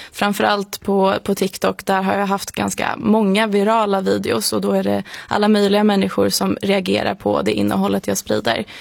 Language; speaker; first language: Swedish; native; Swedish